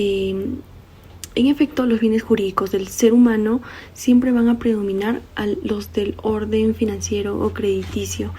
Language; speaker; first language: Spanish; native; Spanish